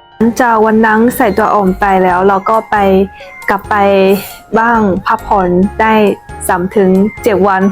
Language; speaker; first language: Thai; non-native, fluent; Chinese